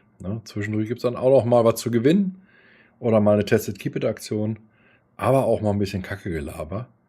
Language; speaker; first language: German; native; German